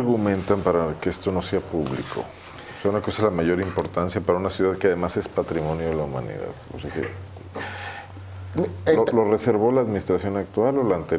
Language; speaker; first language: Spanish; native; Spanish